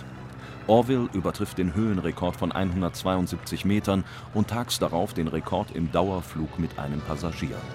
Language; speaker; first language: German; native; German